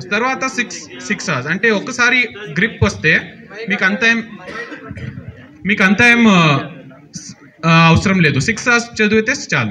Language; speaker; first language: Telugu; non-native, learner; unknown